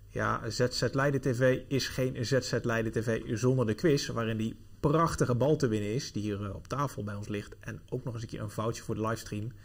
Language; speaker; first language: Dutch; native; Dutch